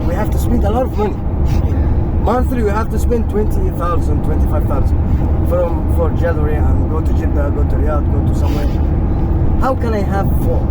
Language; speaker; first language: English; non-native, learner; Arabic